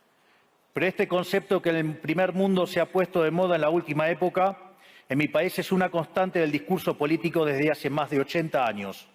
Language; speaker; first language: Spanish; native; Spanish